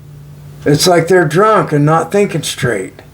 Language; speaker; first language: English; native; English